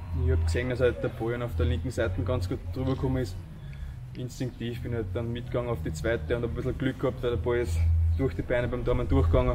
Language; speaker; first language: German; native; German